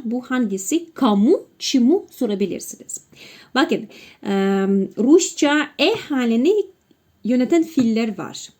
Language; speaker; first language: Turkish; non-native, fluent; Russian